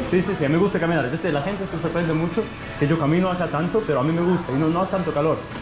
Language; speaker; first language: Spanish; non-native, fluent; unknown